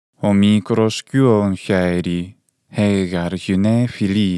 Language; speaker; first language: Greek; non-native, fluent; English